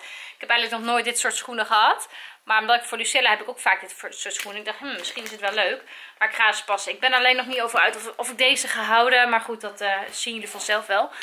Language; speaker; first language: Dutch; native; Dutch